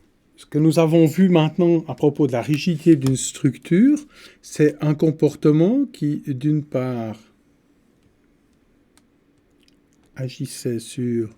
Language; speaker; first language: French; native; French